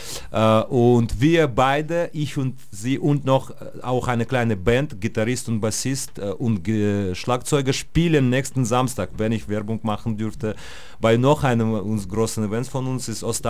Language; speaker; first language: German; non-native, fluent; Russian